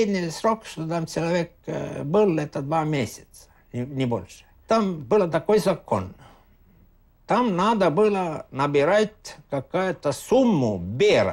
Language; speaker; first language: Russian; native; Russian